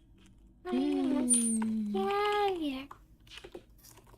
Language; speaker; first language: Japanese; non-native, learner; German